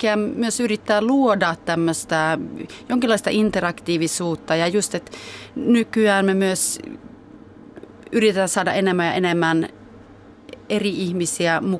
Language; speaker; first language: Finnish; early bilingual, heritage; Finnish